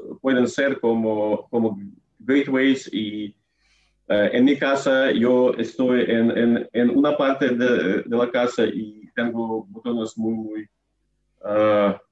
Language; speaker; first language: Spanish; non-native, learner; Russian